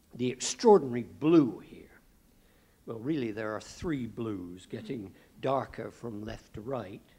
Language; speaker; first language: English; native; English